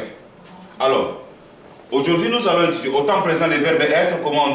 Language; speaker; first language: French; non-native, fluent; Korean